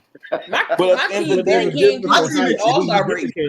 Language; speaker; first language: English; native; English